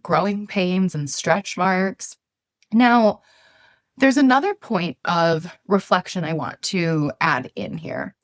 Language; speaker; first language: English; native; English